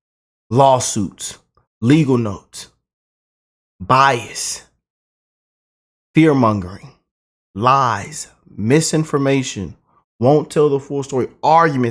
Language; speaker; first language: English; native; English